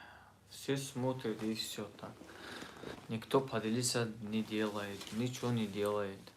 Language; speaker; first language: Russian; non-native, learner; Tajik